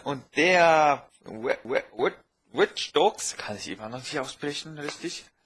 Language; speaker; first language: German; non-native, fluent; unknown